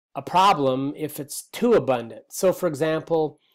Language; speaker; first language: English; native; English